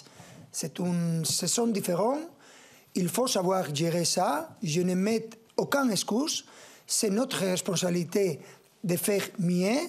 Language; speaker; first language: French; non-native, fluent; Spanish